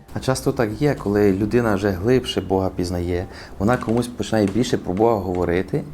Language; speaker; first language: Ukrainian; native; Ukrainian